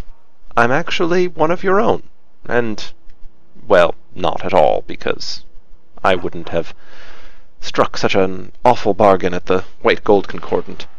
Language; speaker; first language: English; native; English